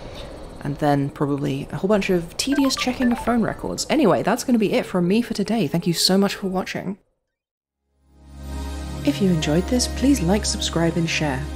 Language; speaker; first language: English; native; English